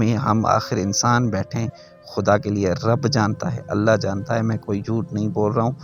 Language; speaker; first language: Urdu; non-native, local second language; Sindhi